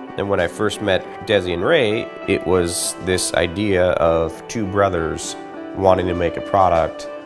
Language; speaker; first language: English; native; English